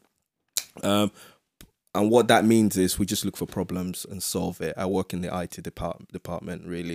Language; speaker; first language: English; non-native, local second language; Yoruba